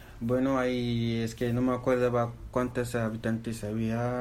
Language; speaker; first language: Spanish; non-native, fluent; Fula